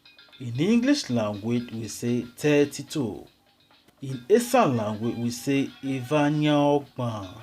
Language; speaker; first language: English; non-native, local second language; Esan